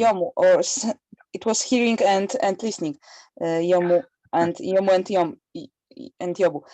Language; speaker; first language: English; non-native, learner; Polish